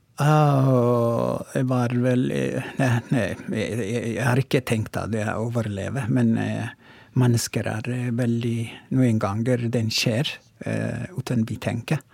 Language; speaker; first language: Norwegian; non-native, learner; Oromo